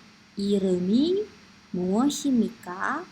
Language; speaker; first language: Korean; non-native, fluent; Indonesian